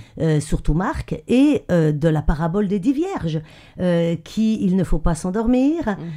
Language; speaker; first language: French; native; French